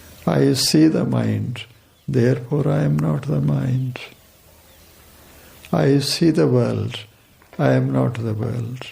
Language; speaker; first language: English; non-native, local second language; Kannada